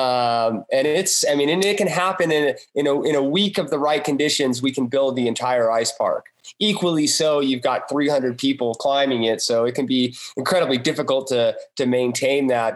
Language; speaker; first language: English; native; English